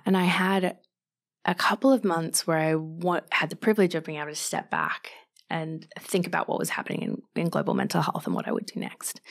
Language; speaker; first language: English; native; English